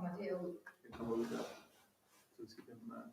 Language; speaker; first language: Danish; native; Danish